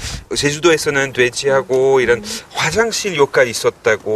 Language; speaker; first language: Korean; non-native, learner; French